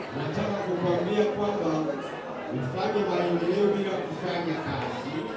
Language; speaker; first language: Swahili; non-native, local second language; Rundi